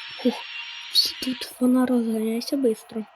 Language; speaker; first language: Russian; non-native, local second language; Ukrainian